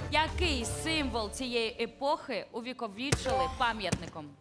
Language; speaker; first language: Ukrainian; native; Ukrainian